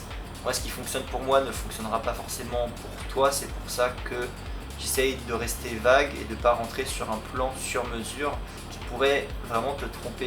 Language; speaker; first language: French; native; French